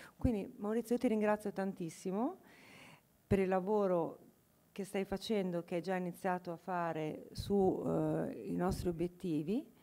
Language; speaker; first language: Italian; native; Italian